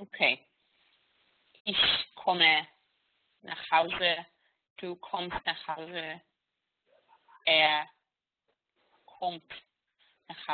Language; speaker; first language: German; non-native, learner; Hebrew